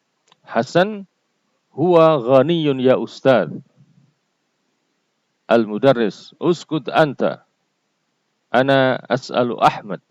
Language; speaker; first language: Arabic; non-native, fluent; Indonesian